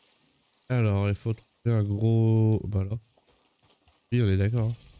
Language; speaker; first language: French; native; French